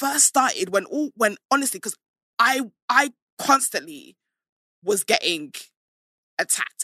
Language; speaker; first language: English; native; English